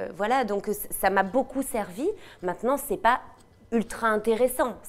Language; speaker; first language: French; native; French